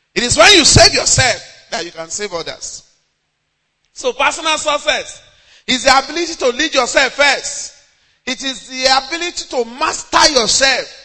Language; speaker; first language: English; non-native, local second language; Yoruba